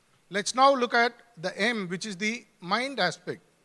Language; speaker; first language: English; non-native, local second language; Tamil